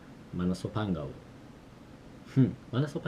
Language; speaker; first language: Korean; non-native, learner; English